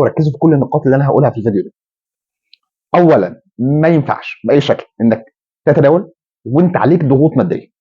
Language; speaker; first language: Arabic; native; Arabic